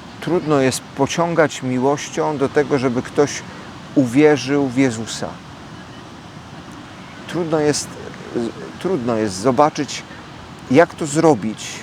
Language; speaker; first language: Polish; native; Polish